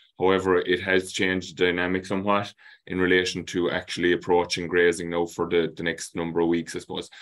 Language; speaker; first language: English; native; English